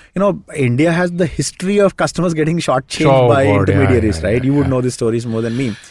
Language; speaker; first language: English; non-native, local second language; Kannada